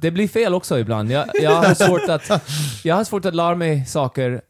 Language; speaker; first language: Swedish; non-native, learner; English